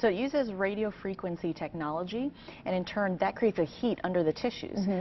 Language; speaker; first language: English; native; English